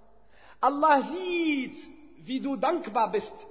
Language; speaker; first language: German; non-native, fluent; Arabic